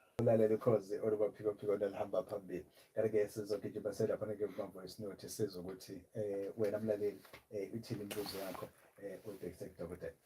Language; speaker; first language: Zulu; native; Zulu